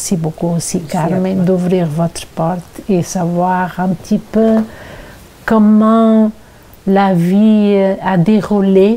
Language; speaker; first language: French; non-native, learner; Portuguese